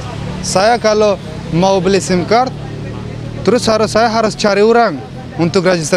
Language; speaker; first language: Indonesian; non-native, fluent; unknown